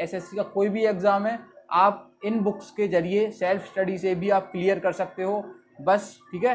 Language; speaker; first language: Hindi; native; Hindi